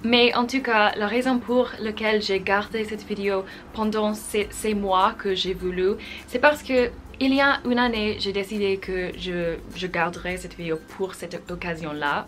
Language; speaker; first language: French; non-native, fluent; English